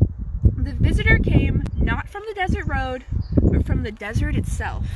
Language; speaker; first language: English; native; English